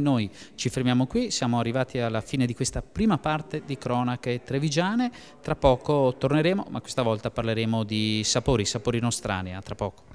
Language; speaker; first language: Italian; native; Italian